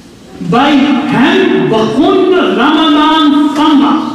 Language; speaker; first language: Dutch; non-native, fluent; Urdu